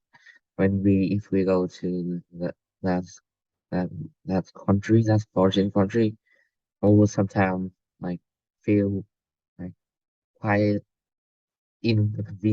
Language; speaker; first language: English; non-native, learner; Vietnamese